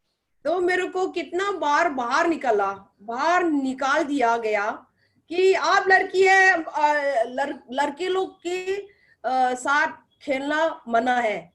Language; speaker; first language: Hindi; non-native, local second language; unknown